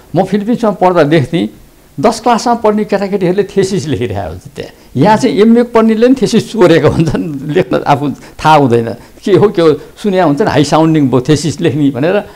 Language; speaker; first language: Nepali; native; Nepali